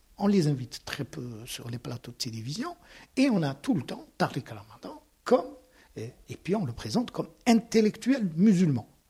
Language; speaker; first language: French; non-native, local second language; Arabic